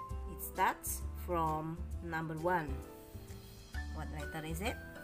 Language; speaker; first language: English; non-native, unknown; Indonesian